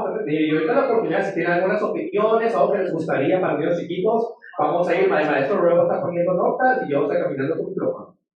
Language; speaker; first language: Spanish; native; Spanish